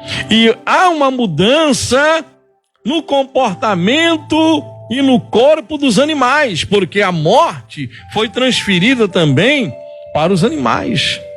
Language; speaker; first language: Portuguese; native; Portuguese